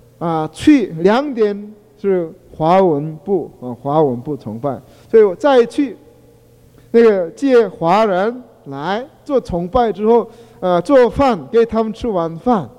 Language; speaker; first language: Chinese; non-native, fluent; Korean